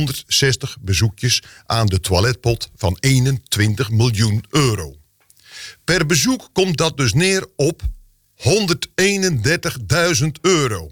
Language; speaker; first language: Dutch; native; Dutch